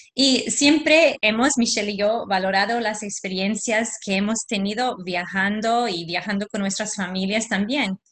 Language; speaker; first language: Spanish; non-native, fluent; English